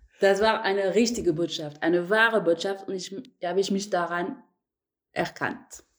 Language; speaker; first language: German; non-native, fluent; French